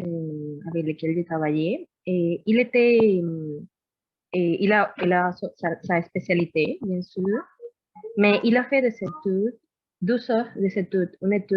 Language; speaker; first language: French; non-native, learner; Spanish